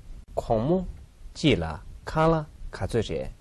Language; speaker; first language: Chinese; non-native, local second language; Tibetan